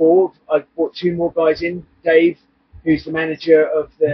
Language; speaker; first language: English; native; English